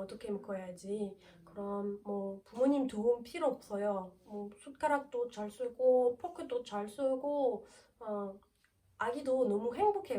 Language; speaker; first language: Korean; non-native, learner; French